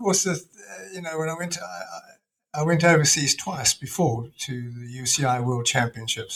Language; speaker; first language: English; native; English